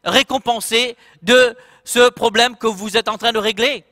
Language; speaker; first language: French; non-native, local second language; Morisyen